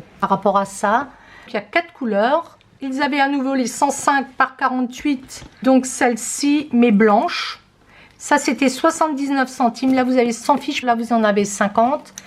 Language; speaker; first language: French; native; French